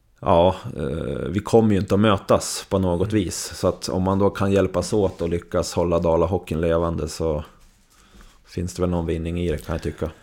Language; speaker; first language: Swedish; native; Swedish